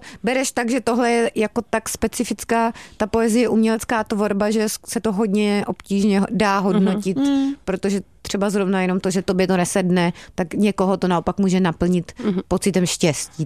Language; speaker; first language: Czech; native; Czech